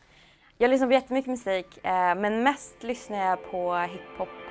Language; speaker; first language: Swedish; native; Swedish